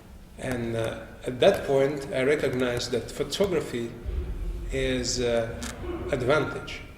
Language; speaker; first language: English; non-native, fluent; Latvian